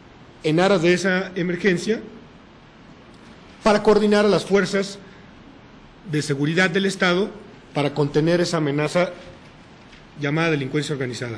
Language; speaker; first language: Spanish; native; Spanish